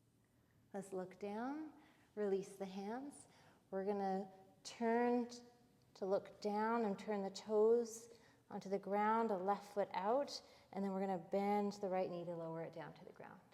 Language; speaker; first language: English; native; English